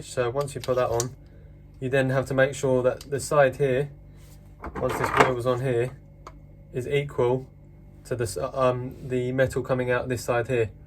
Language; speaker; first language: English; native; English